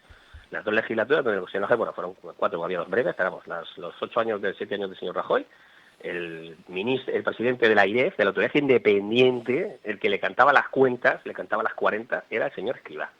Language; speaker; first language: Spanish; native; Spanish